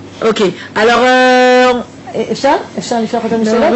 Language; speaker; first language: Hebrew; non-native, fluent; French